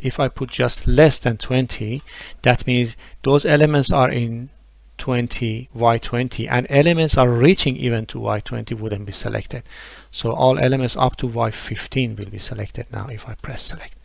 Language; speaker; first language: English; non-native, fluent; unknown